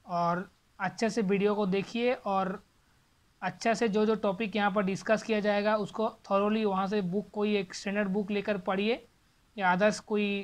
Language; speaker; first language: Hindi; non-native, local second language; Bangla